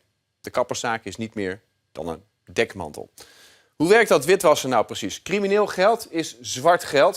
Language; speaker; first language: Dutch; native; Dutch